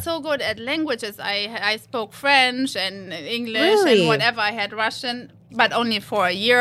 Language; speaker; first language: English; non-native, fluent; German